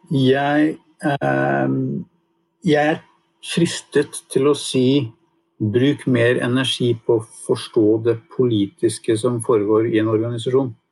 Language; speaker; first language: Norwegian; native; Norwegian